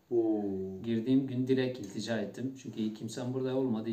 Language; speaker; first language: Turkish; non-native, fluent; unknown